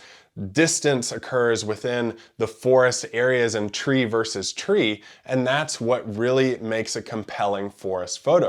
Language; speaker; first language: English; native; English